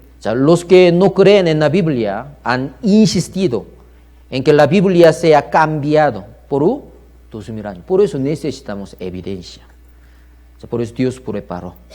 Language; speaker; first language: Spanish; non-native, learner; Korean